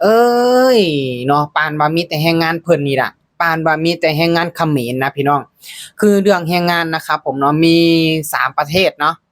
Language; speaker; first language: Thai; non-native, local second language; Lao